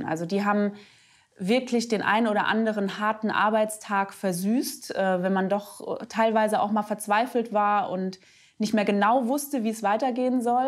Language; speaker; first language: German; native; German